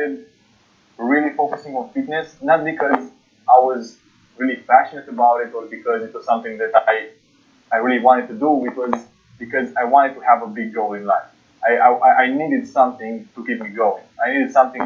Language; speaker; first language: English; non-native, fluent; Romanian